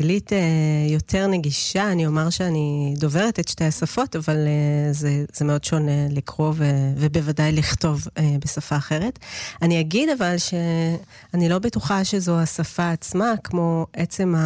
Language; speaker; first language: Hebrew; native; Hebrew